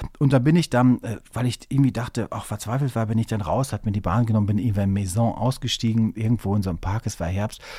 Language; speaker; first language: German; native; German